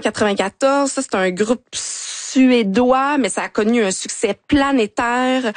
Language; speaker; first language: French; native; French